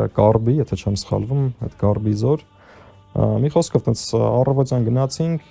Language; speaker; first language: Armenian; early bilingual, heritage; Armenian